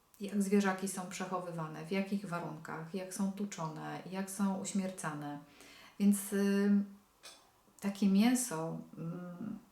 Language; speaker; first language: Polish; native; Polish